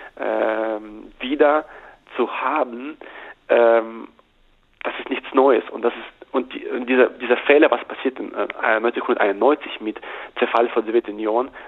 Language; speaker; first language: German; non-native, fluent; Russian